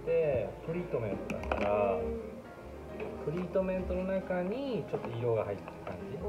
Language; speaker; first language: Japanese; native; Japanese